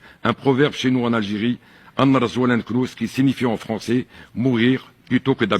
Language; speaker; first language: French; non-native, local second language; Arabic